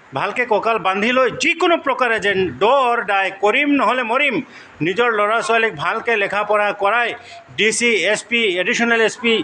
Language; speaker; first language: Assamese; non-native, local second language; Bangla